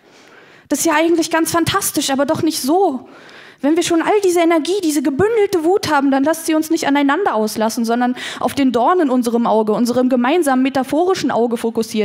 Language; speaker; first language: German; native; German